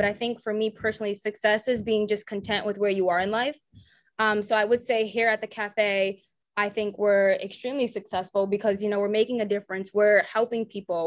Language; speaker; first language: English; native; English